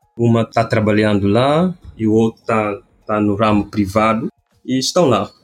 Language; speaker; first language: Portuguese; non-native, local second language; Upper Guinea Crioulo